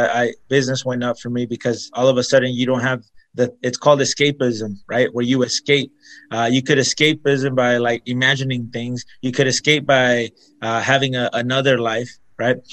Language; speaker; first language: English; early bilingual, other home language; Spanish